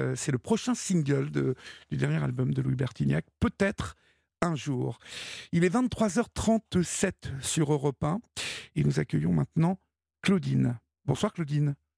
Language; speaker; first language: French; native; French